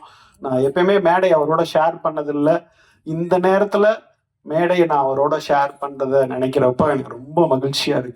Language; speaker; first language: Tamil; native; Tamil